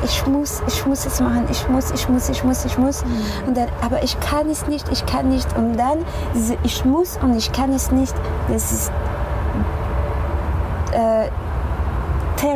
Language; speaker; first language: German; non-native, fluent; French